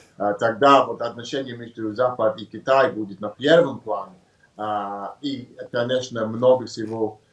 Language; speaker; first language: Russian; non-native, learner; English